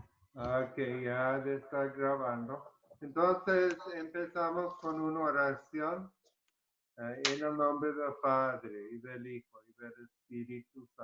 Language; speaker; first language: Spanish; early bilingual, heritage; Spanish